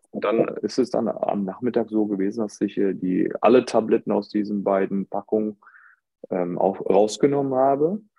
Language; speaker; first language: German; early bilingual, other home language; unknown